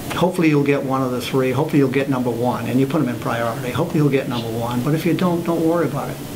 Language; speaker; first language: English; native; English